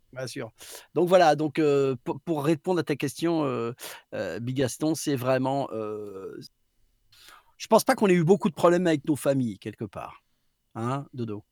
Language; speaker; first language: French; native; French